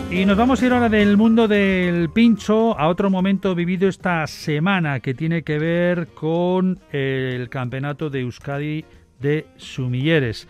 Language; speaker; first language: Spanish; native; Spanish